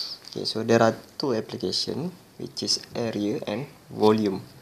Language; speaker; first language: English; non-native, local second language; Malay